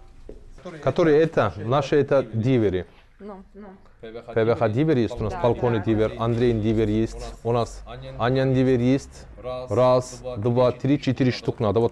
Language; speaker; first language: Russian; non-native, learner; Turkish